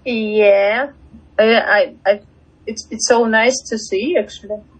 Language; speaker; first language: English; non-native, fluent; Russian